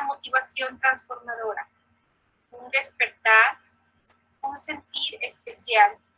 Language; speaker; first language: Spanish; native; Spanish